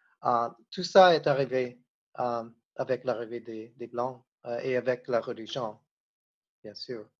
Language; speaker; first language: French; non-native, fluent; English